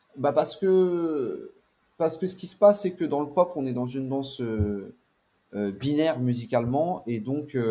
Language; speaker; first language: French; native; French